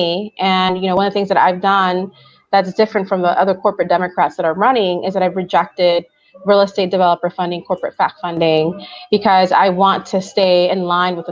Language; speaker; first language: English; early bilingual, other home language; Spanish